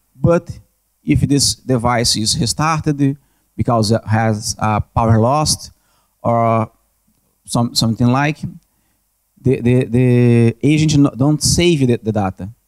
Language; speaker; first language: English; non-native, learner; Portuguese